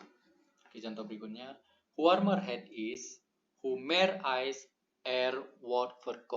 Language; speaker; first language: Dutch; non-native, learner; Indonesian